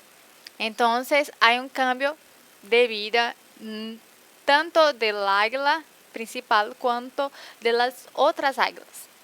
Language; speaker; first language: Spanish; non-native, fluent; Portuguese